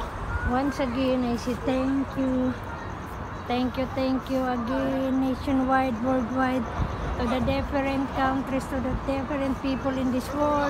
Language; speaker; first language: English; non-native, local second language; Filipino